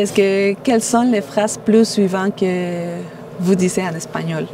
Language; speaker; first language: French; non-native, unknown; Spanish